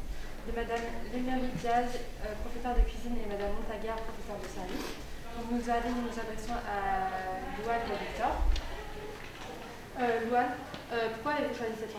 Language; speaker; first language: French; native; French